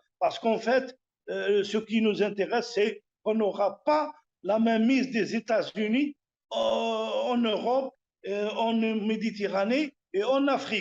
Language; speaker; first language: French; non-native, local second language; Arabic